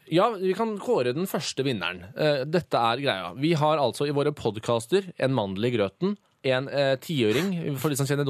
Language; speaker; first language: Norwegian; native; Norwegian